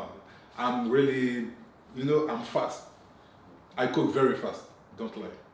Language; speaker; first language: English; non-native, learner; French